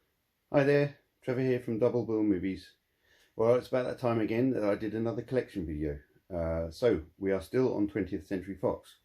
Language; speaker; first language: English; native; English